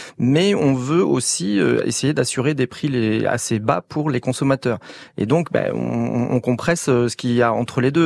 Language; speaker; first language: French; native; French